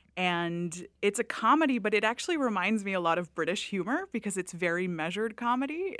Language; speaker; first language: English; native; English